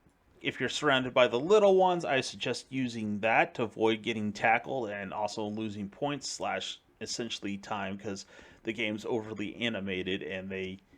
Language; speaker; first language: English; native; English